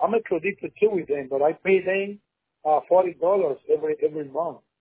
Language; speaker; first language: English; non-native, learner; Spanish